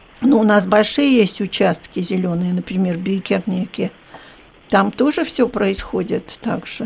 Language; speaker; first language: Russian; native; Russian